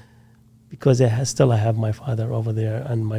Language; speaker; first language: English; non-native, learner; Arabic